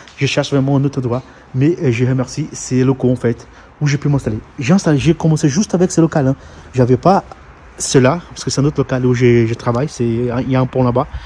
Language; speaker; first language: French; non-native, fluent; Portuguese